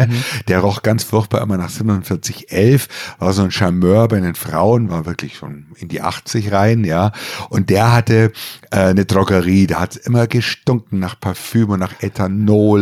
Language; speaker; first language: German; native; German